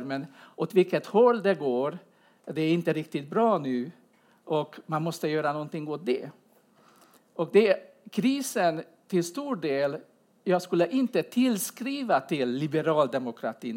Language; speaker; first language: Swedish; non-native, fluent; Hungarian